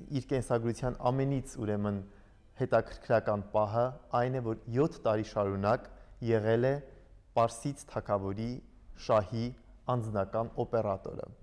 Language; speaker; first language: Armenian; native; Armenian